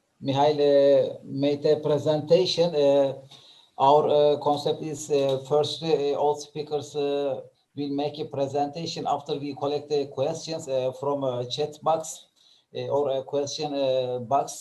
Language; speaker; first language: English; non-native, learner; Turkish